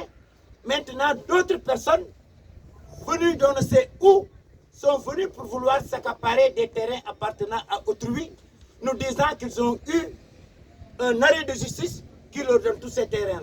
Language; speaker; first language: French; non-native, local second language; Wolof